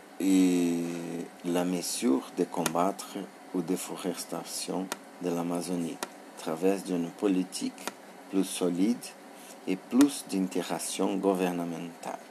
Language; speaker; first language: French; non-native, learner; Portuguese